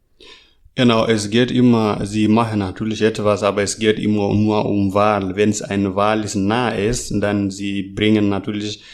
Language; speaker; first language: German; non-native, learner; Masai